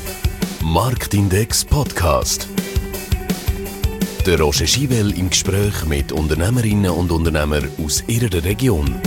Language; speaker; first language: German; native; German